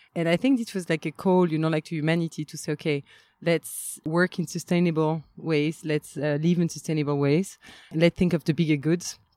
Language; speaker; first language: English; non-native, fluent; French